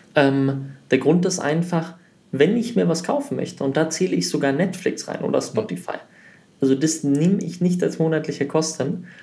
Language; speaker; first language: German; early bilingual, heritage; German